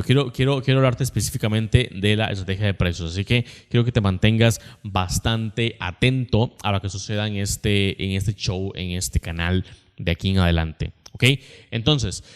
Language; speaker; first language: Spanish; native; Spanish